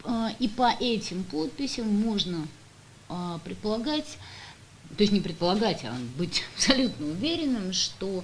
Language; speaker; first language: Russian; native; Russian